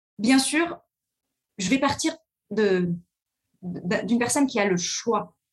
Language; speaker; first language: French; early bilingual, other home language; Arabic